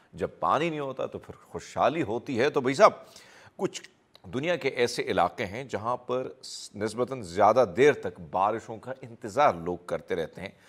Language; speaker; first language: Urdu; non-native, local second language; Punjabi